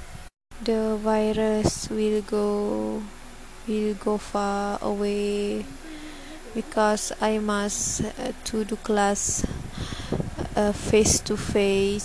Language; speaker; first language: English; non-native, learner; Malay